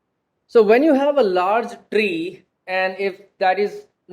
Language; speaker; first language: English; non-native, local second language; Gujarati